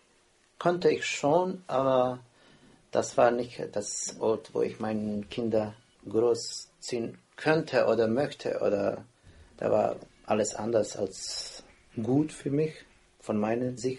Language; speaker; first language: German; non-native, fluent; Croatian